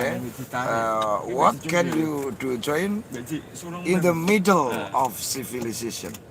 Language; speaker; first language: English; non-native, learner; Indonesian